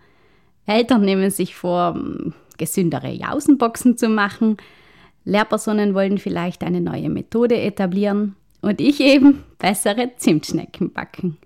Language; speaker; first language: German; native; German